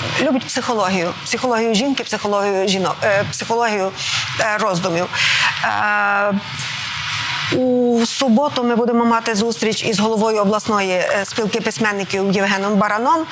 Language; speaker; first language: Ukrainian; native; Ukrainian